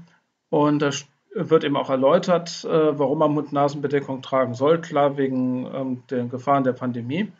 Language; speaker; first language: German; native; German